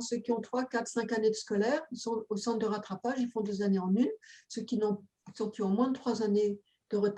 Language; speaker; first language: French; native; French